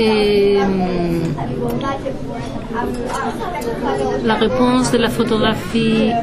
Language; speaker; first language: French; non-native, learner; Spanish